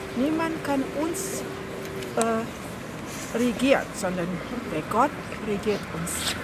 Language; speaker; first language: German; non-native, learner; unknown